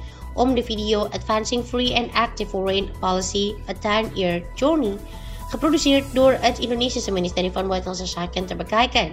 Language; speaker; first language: Dutch; non-native, local second language; Indonesian